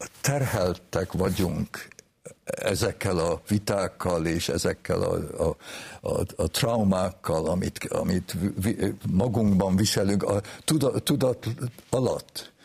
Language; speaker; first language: Hungarian; early bilingual, heritage; Hungarian